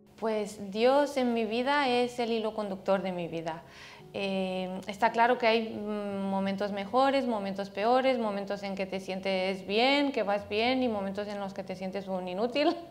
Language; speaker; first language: Spanish; non-native, fluent; Romanian